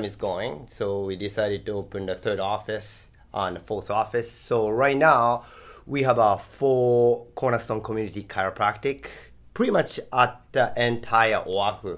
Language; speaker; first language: English; non-native, fluent; Japanese